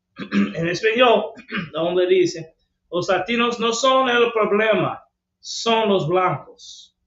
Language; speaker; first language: Spanish; non-native, learner; English